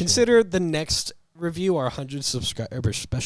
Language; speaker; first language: English; native; English